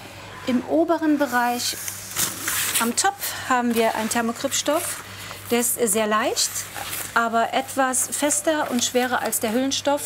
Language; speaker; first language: German; native; German